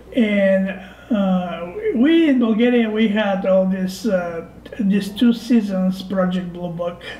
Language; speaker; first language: English; non-native, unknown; Bulgarian